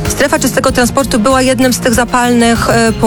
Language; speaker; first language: Polish; native; Polish